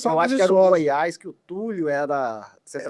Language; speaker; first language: Portuguese; native; Portuguese